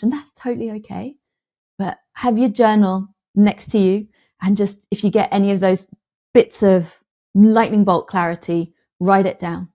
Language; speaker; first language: English; native; English